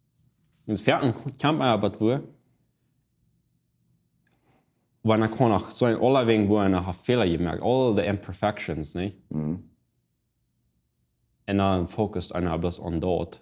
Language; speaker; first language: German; non-native, learner; Plautdietsch